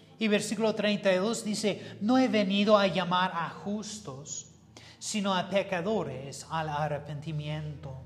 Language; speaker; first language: Spanish; non-native, fluent; English